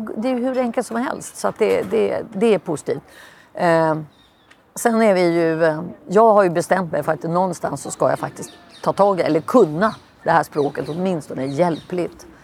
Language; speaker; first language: Swedish; native; Swedish